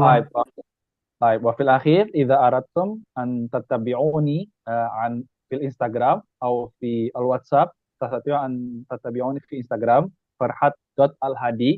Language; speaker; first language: Arabic; non-native, fluent; Indonesian